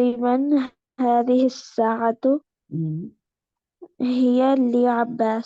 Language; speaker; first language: Arabic; non-native, learner; Urdu